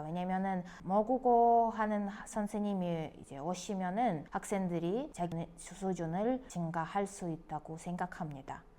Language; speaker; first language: Korean; non-native, fluent; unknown